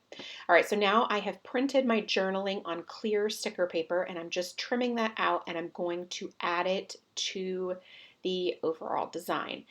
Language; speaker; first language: English; native; English